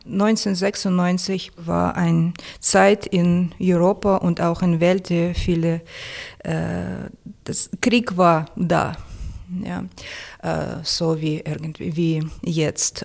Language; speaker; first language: German; non-native, fluent; Russian